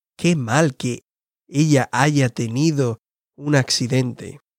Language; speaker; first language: Spanish; non-native, fluent; English